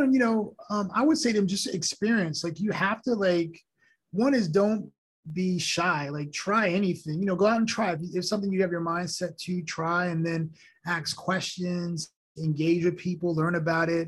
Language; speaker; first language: English; early bilingual, other home language; Haitian Creole